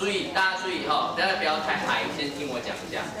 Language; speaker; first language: Chinese; native; Chinese